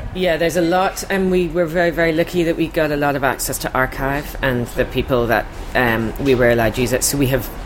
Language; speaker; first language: English; native; English